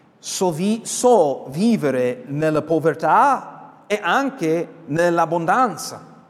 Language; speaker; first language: Italian; non-native, fluent; English